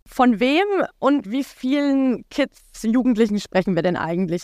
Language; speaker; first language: German; native; German